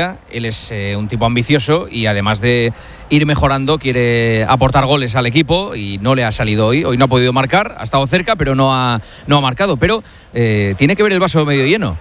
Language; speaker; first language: Spanish; native; Spanish